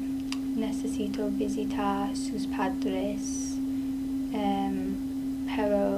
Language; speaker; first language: Spanish; non-native, learner; English